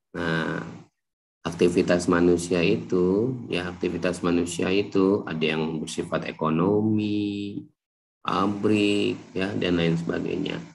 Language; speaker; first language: Indonesian; native; Indonesian